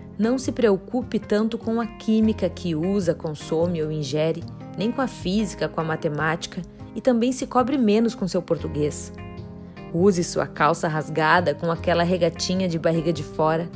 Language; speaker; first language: Portuguese; native; Portuguese